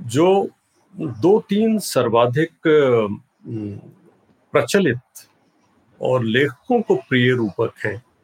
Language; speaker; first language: Hindi; non-native, local second language; Bhojpuri